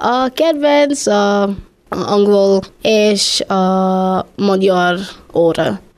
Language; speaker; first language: Hungarian; non-native, learner; English